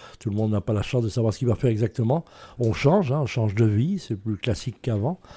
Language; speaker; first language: French; native; French